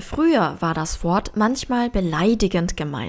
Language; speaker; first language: German; non-native, fluent; Korean